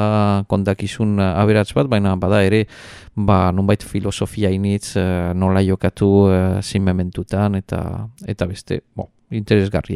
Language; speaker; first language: Basque; native; Basque